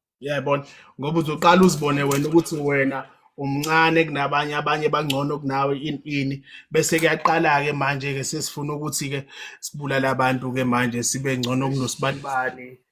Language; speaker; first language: Zulu; native; Zulu